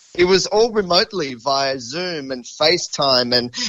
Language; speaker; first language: English; native; English